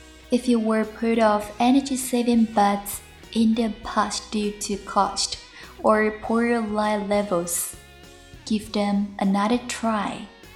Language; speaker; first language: English; non-native, fluent; Chinese